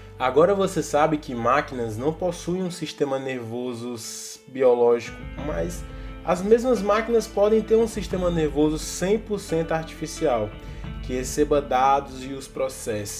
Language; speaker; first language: Portuguese; native; Portuguese